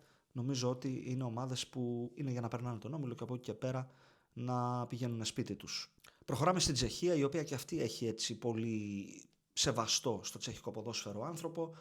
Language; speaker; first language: Greek; native; Greek